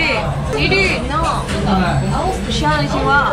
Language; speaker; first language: Japanese; non-native, learner; French